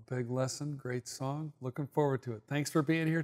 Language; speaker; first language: English; native; English